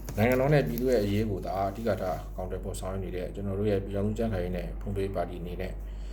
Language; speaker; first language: Burmese; non-native, local second language; Hakha Chin